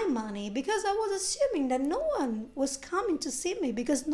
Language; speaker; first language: English; non-native, fluent; Italian